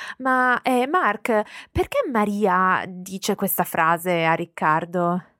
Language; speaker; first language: Italian; native; Italian